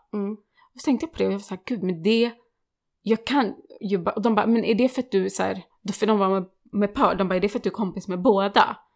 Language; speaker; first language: Swedish; early bilingual, other home language; Kurdish